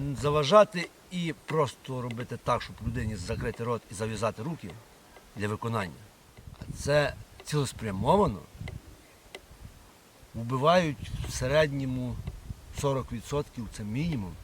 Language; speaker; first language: Ukrainian; native; Ukrainian